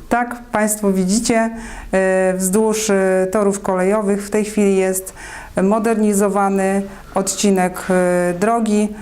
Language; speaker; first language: Polish; native; Polish